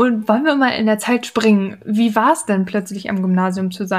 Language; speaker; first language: German; native; German